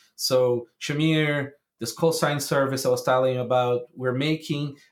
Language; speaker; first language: English; non-native, fluent; Portuguese